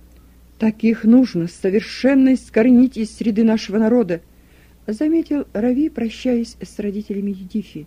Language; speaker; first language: Russian; native; Russian